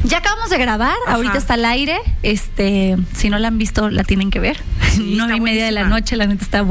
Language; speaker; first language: Spanish; native; Spanish